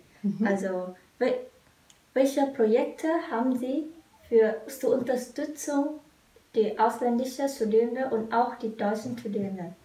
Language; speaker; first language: German; non-native, fluent; Vietnamese